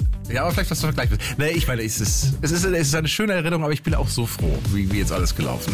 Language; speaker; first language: German; native; German